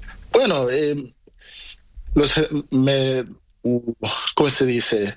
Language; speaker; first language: Spanish; non-native, learner; Portuguese